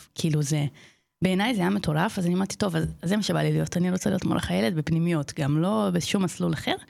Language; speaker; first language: Hebrew; non-native, fluent; Portuguese